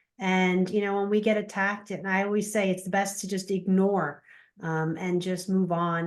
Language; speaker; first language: English; native; English